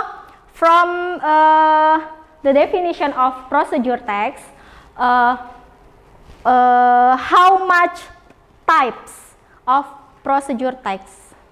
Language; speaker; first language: English; non-native, fluent; Indonesian